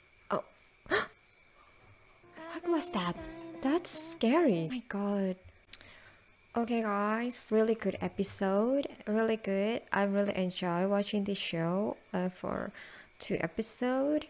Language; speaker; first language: English; non-native, learner; Indonesian